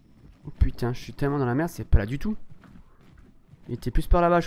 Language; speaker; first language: French; native; French